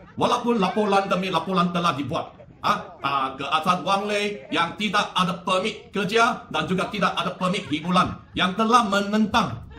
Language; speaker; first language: Malay; non-native, local second language; Chinese